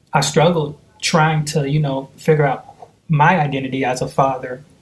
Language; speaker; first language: English; native; English